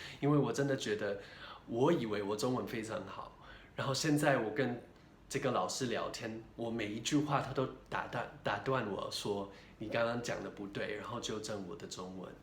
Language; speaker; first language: Chinese; non-native, fluent; English